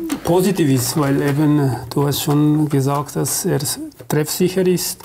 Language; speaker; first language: German; non-native, fluent; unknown